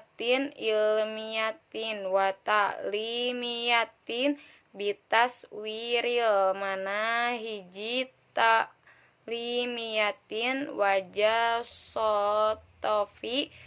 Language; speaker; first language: Arabic; non-native, learner; Indonesian